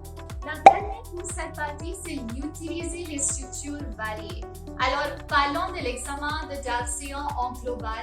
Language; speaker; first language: French; non-native, fluent; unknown